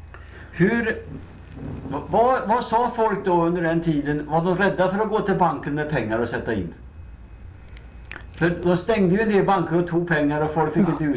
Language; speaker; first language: Swedish; native; Swedish